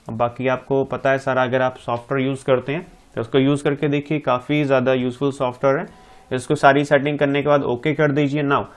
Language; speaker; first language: Hindi; non-native, local second language; Punjabi